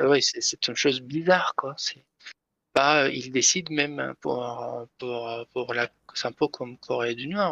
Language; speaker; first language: French; non-native, learner; Persian